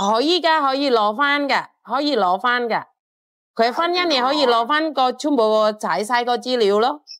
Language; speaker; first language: Cantonese; non-native, fluent; Indonesian